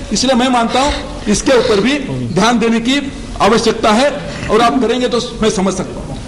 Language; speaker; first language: Hindi; non-native, local second language; Marathi